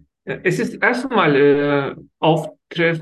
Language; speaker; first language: German; non-native, learner; Turkish